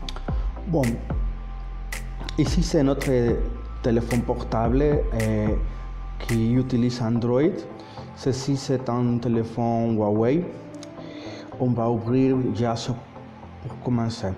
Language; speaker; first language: French; non-native, learner; Spanish